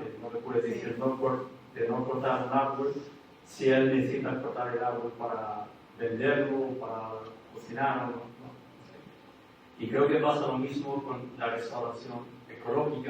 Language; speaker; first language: Spanish; non-native, fluent; Arabic